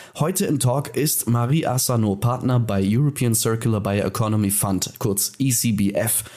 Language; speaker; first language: German; native; German